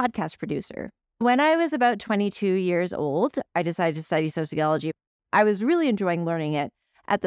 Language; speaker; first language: English; native; English